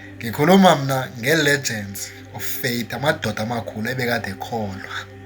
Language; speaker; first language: Zulu; non-native, local second language; Xhosa